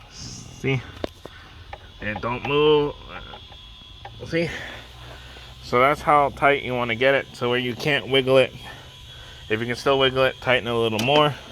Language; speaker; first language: English; native; English